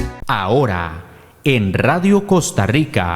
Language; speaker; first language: Spanish; native; Spanish